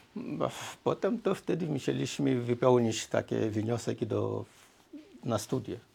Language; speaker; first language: Polish; non-native, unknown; Swahili